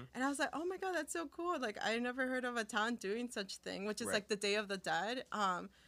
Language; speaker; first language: English; early bilingual, other home language; Spanish